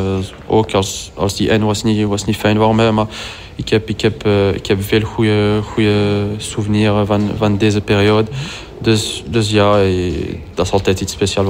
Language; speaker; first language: Dutch; non-native, local second language; French